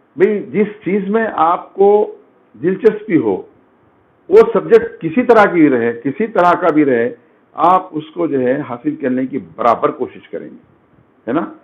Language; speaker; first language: Urdu; native; Urdu